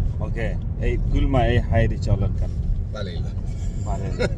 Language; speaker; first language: Finnish; non-native, learner; Bangla